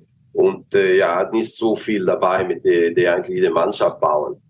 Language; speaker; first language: German; non-native, learner; Swedish